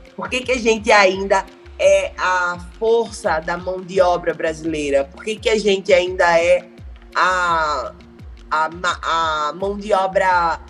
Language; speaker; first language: Portuguese; native; Portuguese